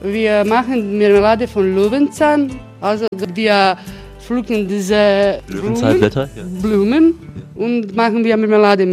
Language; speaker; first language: German; non-native, learner; Croatian